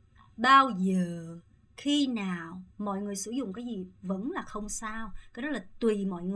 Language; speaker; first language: Vietnamese; non-native, fluent; Korean